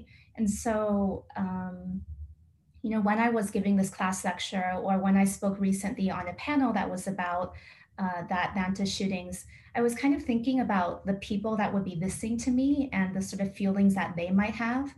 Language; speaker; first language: English; native; English